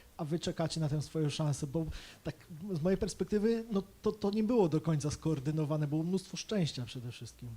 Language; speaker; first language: Polish; native; Polish